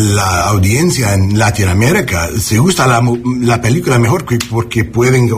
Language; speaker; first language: Spanish; non-native, learner; English